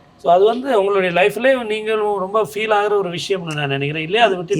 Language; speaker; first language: Tamil; native; Tamil